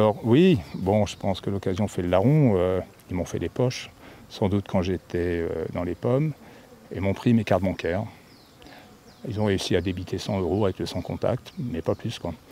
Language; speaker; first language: French; native; French